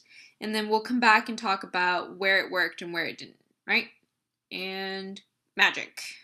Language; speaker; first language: English; native; English